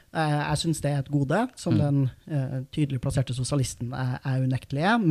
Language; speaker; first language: Norwegian; native; Norwegian